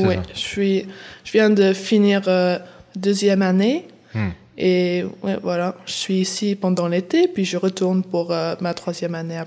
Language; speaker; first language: French; early bilingual, heritage; English